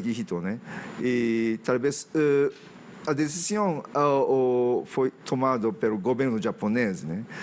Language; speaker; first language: Portuguese; non-native, fluent; Japanese